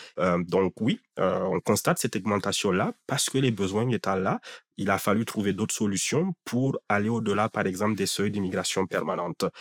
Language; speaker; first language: French; non-native, local second language; Fula